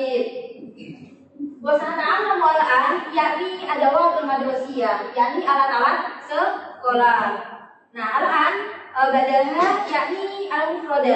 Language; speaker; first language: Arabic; non-native, learner; Indonesian